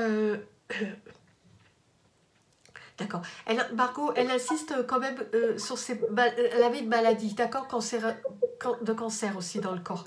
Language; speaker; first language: French; native; French